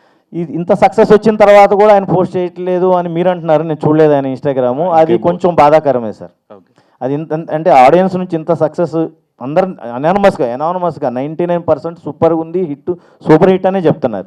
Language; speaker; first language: Telugu; native; Telugu